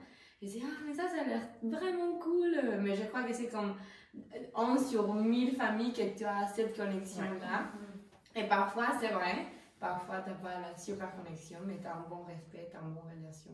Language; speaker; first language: French; non-native, fluent; Spanish